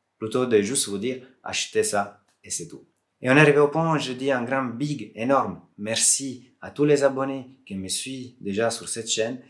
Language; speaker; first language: French; non-native, fluent; Italian